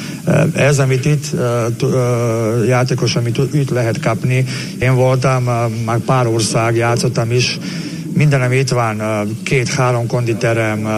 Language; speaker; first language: Hungarian; non-native, learner; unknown